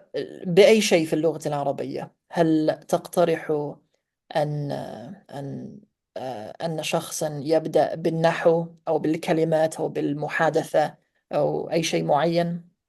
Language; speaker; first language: Arabic; non-native, fluent; English